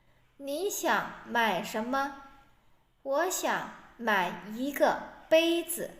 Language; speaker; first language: Chinese; non-native, fluent; Indonesian